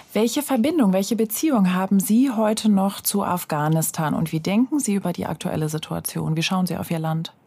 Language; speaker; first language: German; native; German